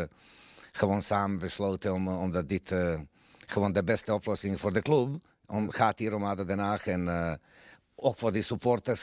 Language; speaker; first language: Dutch; non-native, fluent; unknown